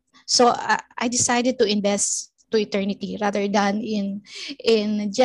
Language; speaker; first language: English; non-native, local second language; Filipino